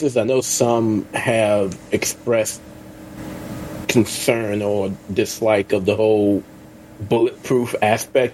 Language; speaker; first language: English; native; English